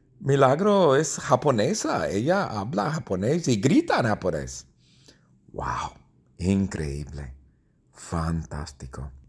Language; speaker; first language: Spanish; non-native, fluent; English